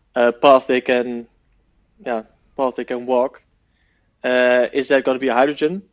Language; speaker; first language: English; non-native, fluent; Dutch